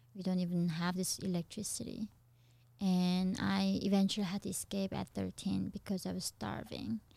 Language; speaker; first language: English; non-native, fluent; Korean